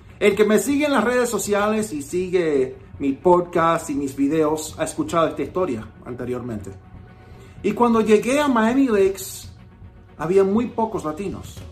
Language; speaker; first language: Spanish; early bilingual, heritage; Spanish